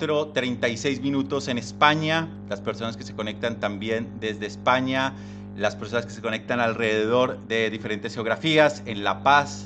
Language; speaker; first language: Spanish; native; Spanish